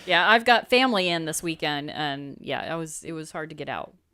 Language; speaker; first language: English; native; English